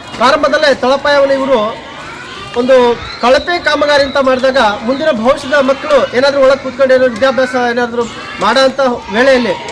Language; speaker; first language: Kannada; non-native, local second language; Lambadi